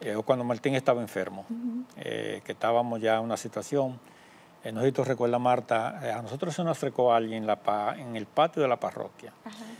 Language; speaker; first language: Spanish; native; Spanish